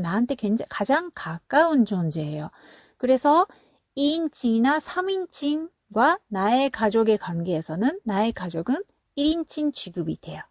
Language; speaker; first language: Korean; non-native, fluent; Japanese